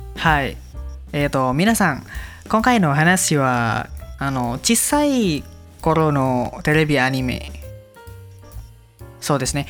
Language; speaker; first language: Japanese; non-native, learner; Indonesian